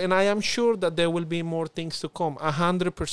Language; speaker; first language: English; non-native, fluent; Spanish